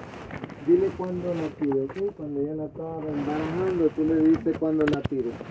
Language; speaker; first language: Spanish; native; Spanish